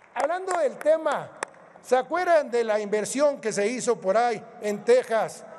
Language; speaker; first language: Spanish; native; Spanish